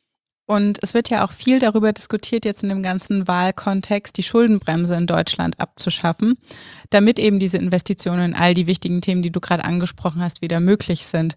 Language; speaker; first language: German; native; German